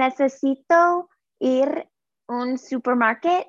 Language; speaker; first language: Spanish; non-native, learner; English